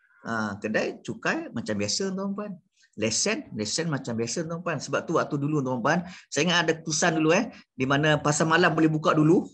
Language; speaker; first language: Malay; native; Malay